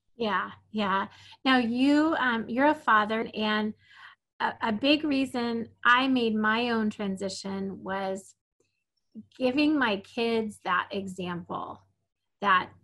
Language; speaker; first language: English; native; English